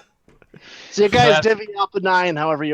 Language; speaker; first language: English; native; English